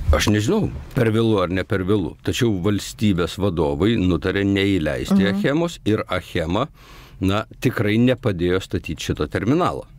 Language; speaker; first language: Lithuanian; native; Lithuanian